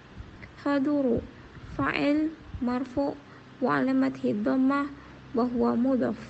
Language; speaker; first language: Arabic; non-native, learner; Malay